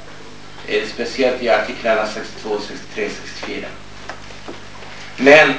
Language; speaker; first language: Swedish; non-native, fluent; Kurdish